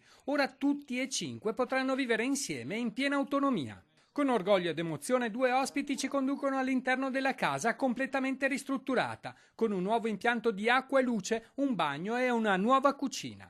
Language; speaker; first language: Italian; native; Italian